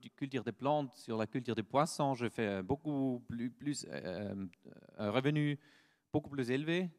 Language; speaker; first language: French; non-native, fluent; German